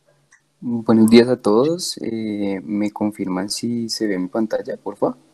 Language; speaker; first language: Spanish; native; Spanish